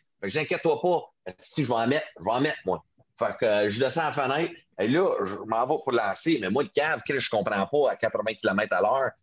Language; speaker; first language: French; non-native, local second language; English